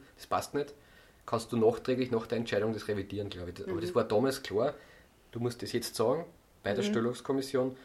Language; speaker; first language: German; native; German